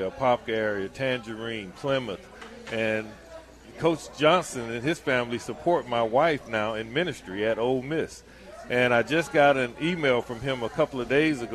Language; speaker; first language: English; native; English